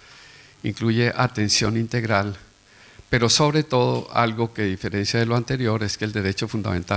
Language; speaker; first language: Spanish; native; Spanish